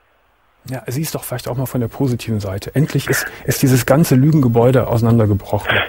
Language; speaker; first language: German; native; German